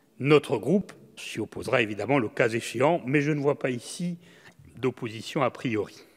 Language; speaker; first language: French; native; French